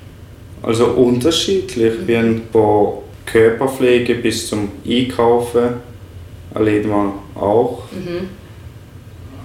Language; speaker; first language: German; non-native, fluent; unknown